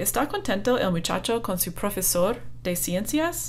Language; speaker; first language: Spanish; non-native, fluent; English